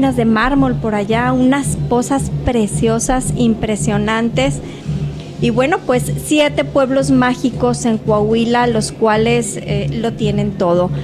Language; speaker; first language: Spanish; native; Spanish